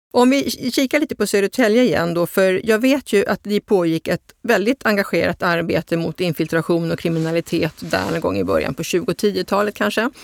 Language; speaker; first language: Swedish; native; Swedish